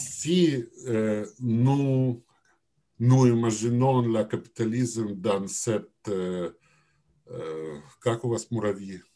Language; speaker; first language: French; non-native, learner; Russian